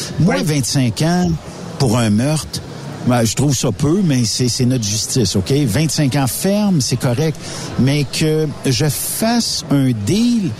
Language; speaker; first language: French; native; French